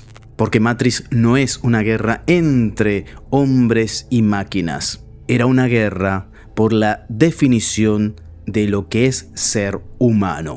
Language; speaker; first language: Spanish; native; Spanish